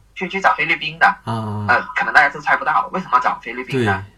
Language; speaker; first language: Chinese; native; Chinese